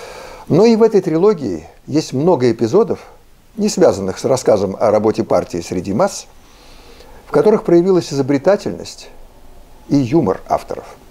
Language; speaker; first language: Russian; native; Russian